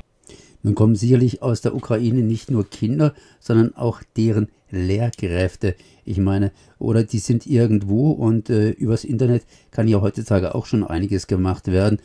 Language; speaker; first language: German; native; German